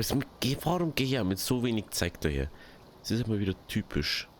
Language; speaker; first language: German; native; German